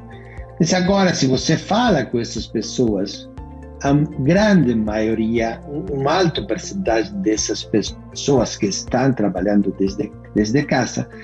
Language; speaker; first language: Portuguese; non-native, fluent; Spanish